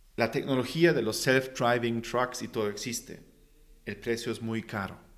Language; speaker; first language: Spanish; non-native, fluent; German